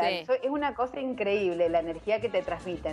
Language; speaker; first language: Spanish; native; Spanish